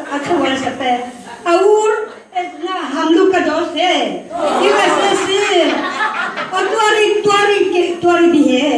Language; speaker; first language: Hindi; non-native, local second language; Mizo